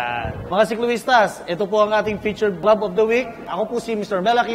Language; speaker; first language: Filipino; native; Filipino